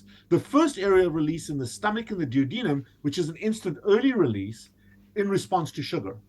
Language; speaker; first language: English; native; English